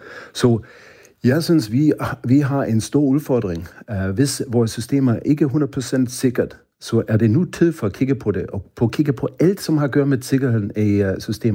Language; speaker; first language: Danish; non-native, fluent; German